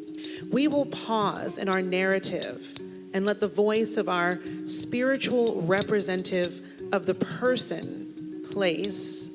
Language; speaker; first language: English; native; English